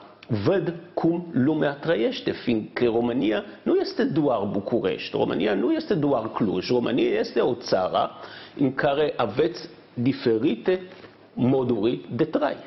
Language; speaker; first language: Romanian; non-native, fluent; Hebrew